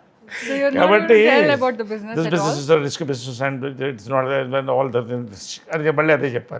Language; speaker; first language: Telugu; native; Telugu